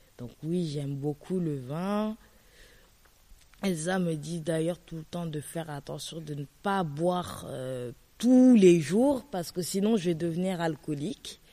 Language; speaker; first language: French; native; French